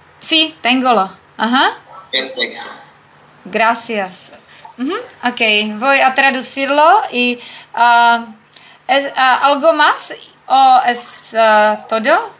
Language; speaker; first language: Spanish; non-native, learner; Czech